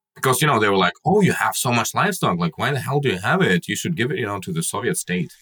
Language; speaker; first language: English; non-native, fluent; Kyrgyz